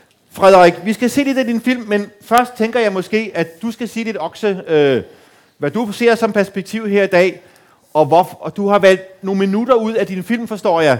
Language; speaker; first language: Danish; native; Danish